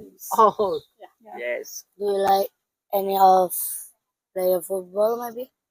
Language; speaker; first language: English; non-native, learner; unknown